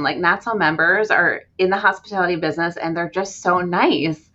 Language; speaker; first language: English; native; English